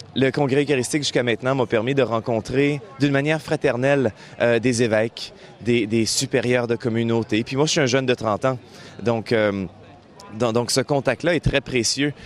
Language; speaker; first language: French; native; French